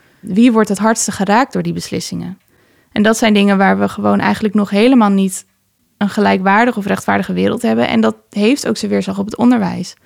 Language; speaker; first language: Dutch; early bilingual, other home language; Persian